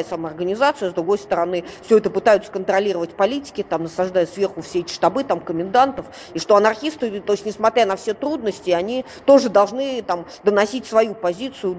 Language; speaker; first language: Russian; native; Russian